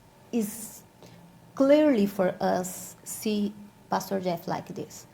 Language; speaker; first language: English; non-native, learner; Portuguese